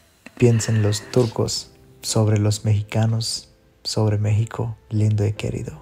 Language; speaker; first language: Spanish; non-native, fluent; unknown